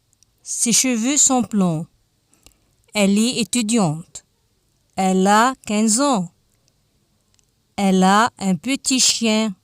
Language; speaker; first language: French; non-native, fluent; Arabic